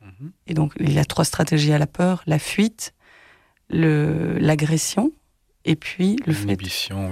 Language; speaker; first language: French; native; French